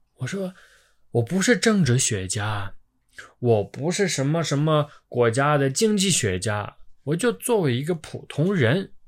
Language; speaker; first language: Chinese; non-native, fluent; Ukrainian